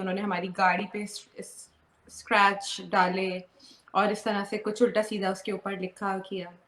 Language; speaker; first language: Urdu; native; Urdu